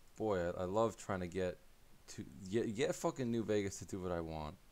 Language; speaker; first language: English; native; English